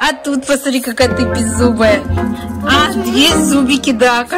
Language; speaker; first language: Russian; native; Russian